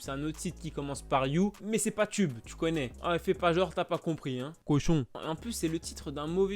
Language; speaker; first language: French; native; French